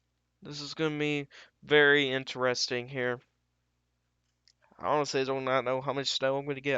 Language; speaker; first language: English; native; English